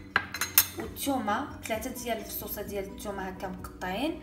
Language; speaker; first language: Arabic; native; Arabic